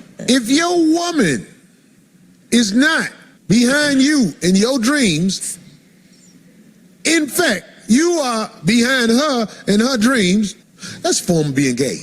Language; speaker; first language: English; native; English